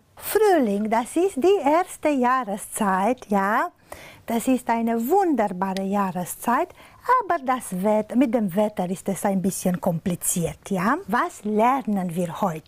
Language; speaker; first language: German; non-native, fluent; Romanian